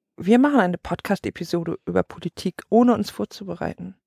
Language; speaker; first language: German; native; German